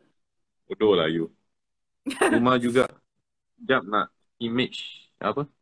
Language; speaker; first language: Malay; non-native, local second language; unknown